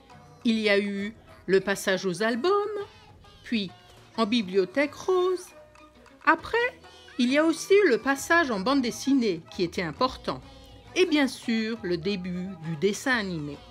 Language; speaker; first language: French; native; French